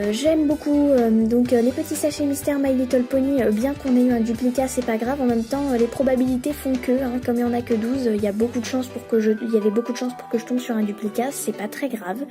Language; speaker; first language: French; native; French